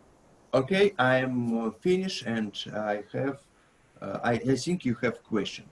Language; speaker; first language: English; non-native, learner; Russian